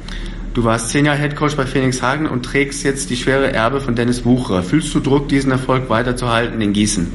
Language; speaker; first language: German; native; German